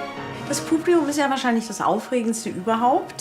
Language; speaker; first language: German; native; German